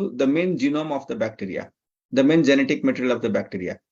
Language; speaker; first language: English; non-native, local second language; Nepali